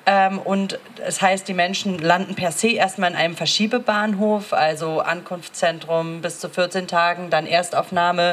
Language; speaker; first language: German; native; German